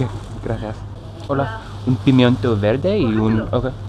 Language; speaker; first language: Spanish; non-native, learner; English